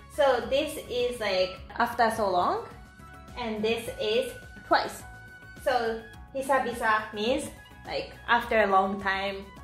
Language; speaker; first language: English; non-native, fluent; Japanese